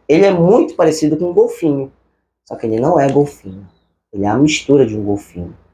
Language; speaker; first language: Portuguese; native; Portuguese